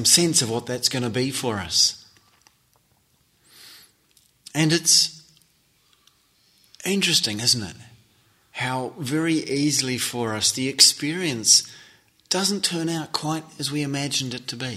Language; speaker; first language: English; native; English